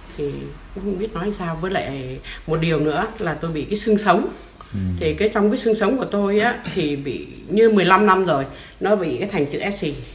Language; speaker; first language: Vietnamese; non-native, local second language; Tày